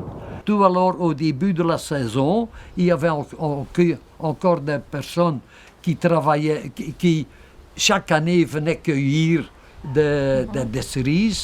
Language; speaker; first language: French; non-native, local second language; Dutch